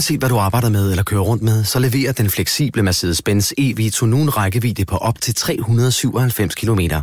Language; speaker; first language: Danish; native; Danish